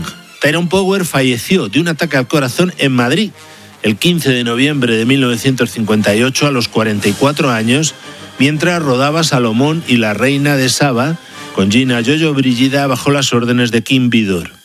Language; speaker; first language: Spanish; native; Spanish